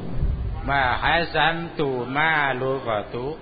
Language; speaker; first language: Arabic; non-native, learner; Indonesian